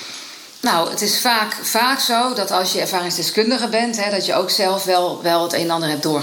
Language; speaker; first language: Dutch; native; Dutch